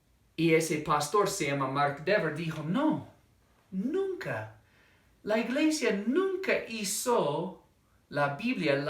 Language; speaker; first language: Spanish; non-native, fluent; English